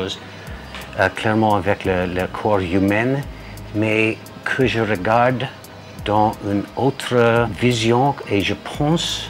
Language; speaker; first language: French; non-native, fluent; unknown